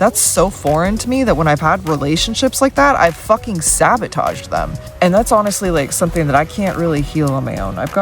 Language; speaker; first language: English; native; English